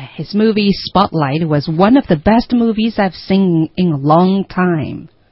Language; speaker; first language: English; non-native, fluent; Chinese